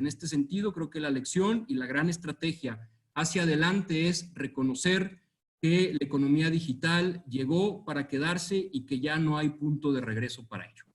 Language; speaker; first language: Spanish; native; Spanish